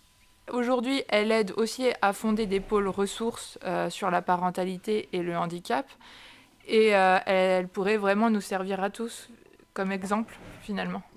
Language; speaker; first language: French; native; French